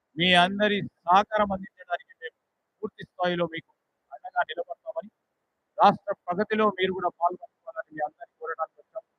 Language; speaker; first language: Telugu; native; Telugu